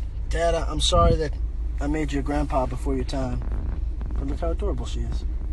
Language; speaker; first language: English; early bilingual, other home language; Spanish